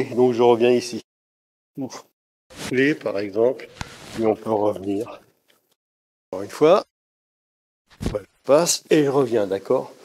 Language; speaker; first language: French; native; French